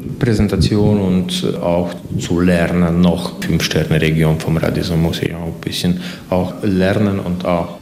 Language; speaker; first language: German; non-native, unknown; Hungarian